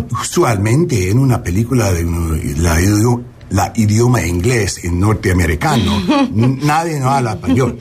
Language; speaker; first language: Spanish; non-native, learner; English